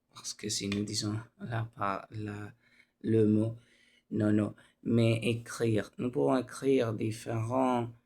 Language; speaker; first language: French; non-native, learner; Spanish